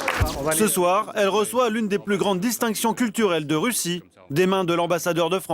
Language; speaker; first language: French; native; French